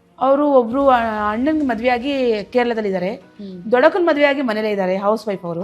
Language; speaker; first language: Kannada; non-native, local second language; Urdu